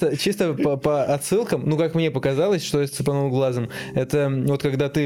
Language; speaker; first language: Russian; native; Russian